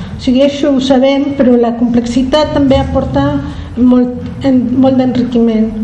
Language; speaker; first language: Catalan; non-native, local second language; Spanish